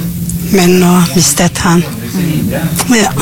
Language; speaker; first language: Norwegian; non-native, learner; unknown